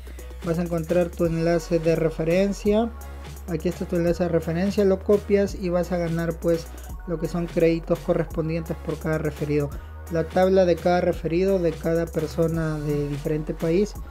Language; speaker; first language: Spanish; native; Spanish